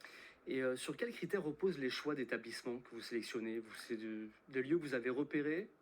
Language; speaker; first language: French; native; French